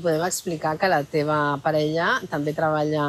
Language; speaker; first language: Catalan; native; Catalan